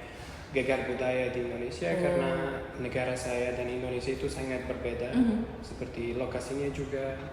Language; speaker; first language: Indonesian; non-native, learner; Uzbek